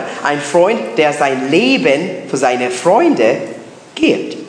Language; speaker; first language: German; non-native, learner; English